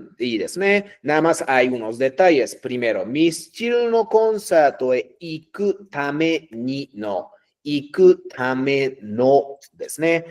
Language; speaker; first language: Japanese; native; Japanese